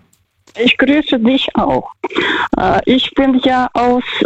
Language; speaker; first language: German; non-native, fluent; Russian